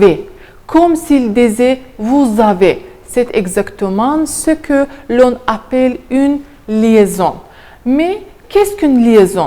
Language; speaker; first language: French; non-native, fluent; Azerbaijani